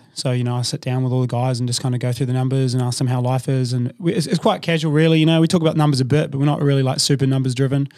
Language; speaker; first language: English; native; English